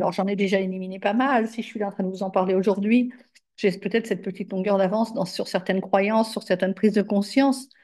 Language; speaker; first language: French; native; French